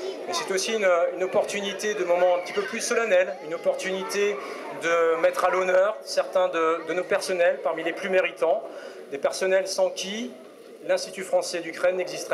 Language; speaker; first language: French; native; French